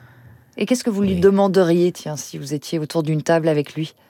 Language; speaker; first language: French; native; French